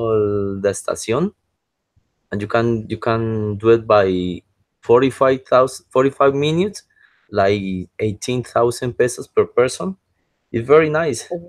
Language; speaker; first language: English; non-native, learner; Spanish